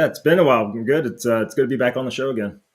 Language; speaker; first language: English; native; English